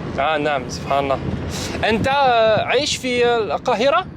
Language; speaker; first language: Arabic; non-native, learner; French